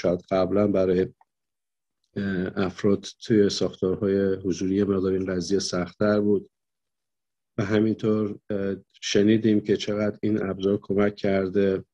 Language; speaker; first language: Persian; native; Persian